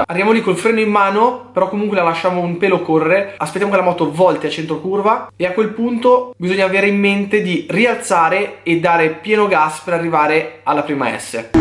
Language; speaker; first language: Italian; native; Italian